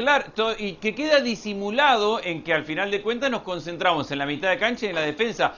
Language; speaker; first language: Spanish; native; Spanish